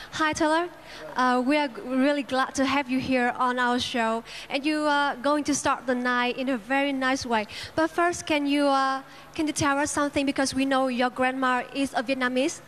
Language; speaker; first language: English; non-native, fluent; Vietnamese